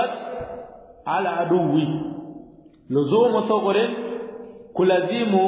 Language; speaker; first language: Arabic; non-native, fluent; Swahili